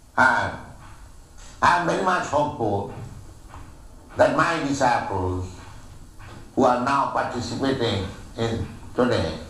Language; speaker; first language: English; non-native, local second language; Bangla